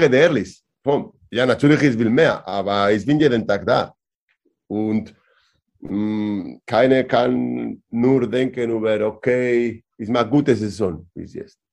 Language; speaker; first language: German; non-native, learner; Spanish